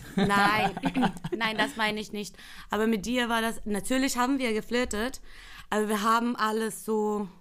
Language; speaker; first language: German; non-native, fluent; Spanish